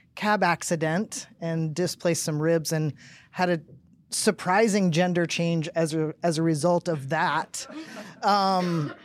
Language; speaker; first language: English; native; English